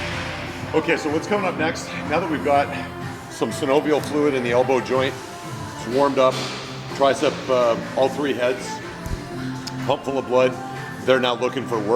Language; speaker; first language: English; native; English